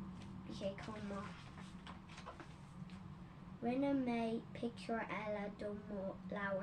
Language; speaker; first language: Irish; non-native, learner; English